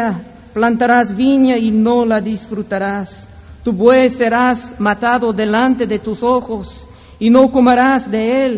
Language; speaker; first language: Spanish; non-native, fluent; English